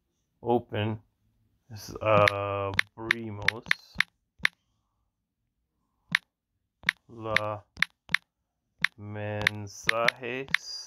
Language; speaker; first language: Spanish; non-native, learner; English